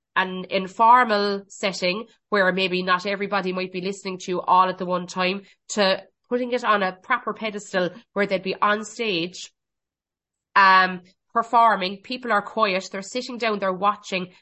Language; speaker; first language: English; native; English